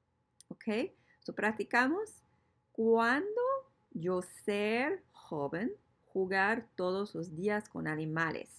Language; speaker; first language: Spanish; non-native, fluent; English